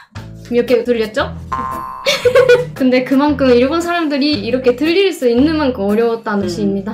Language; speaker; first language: Korean; non-native, fluent; Japanese